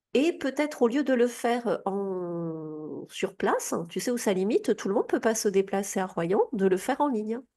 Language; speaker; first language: French; native; French